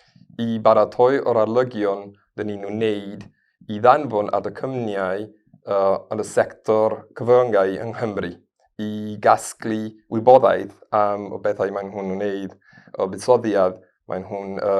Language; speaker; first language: Welsh; non-native, fluent; Spanish